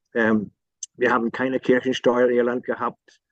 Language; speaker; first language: German; non-native, fluent; English